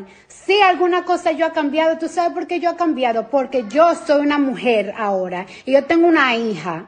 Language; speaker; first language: Spanish; early bilingual, heritage; English